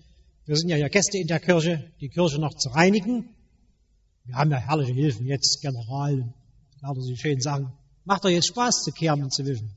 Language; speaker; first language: German; native; German